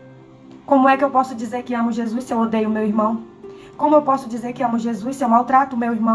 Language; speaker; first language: Portuguese; native; Portuguese